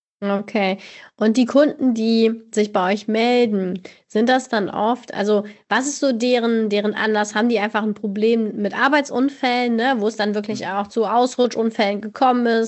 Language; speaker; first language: German; native; German